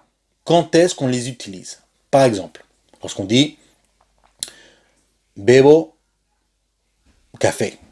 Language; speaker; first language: French; non-native, fluent; Spanish